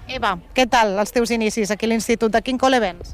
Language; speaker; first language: Catalan; native; Catalan